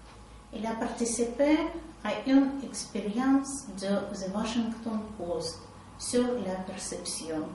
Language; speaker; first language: French; non-native, learner; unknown